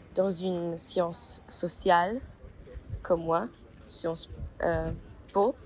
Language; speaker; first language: French; non-native, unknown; German